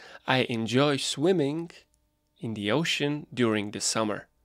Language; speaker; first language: English; non-native, fluent; Czech